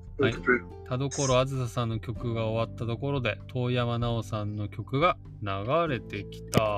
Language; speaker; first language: Japanese; native; Japanese